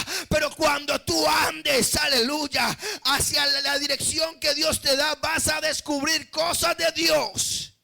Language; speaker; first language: Spanish; native; Spanish